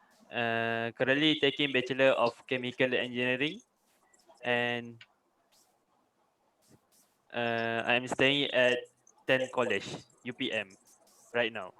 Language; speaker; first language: English; non-native, local second language; Malay